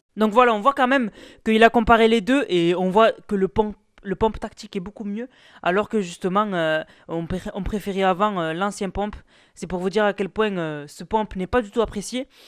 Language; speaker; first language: French; native; French